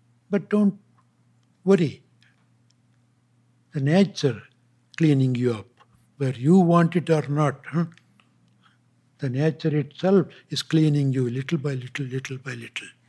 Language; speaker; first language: English; non-native, local second language; Tamil